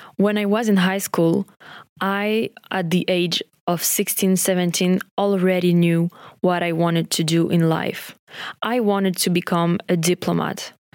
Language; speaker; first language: English; non-native, fluent; French